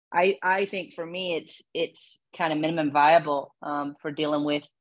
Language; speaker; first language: English; native; English